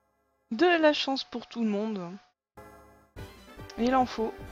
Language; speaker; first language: French; native; French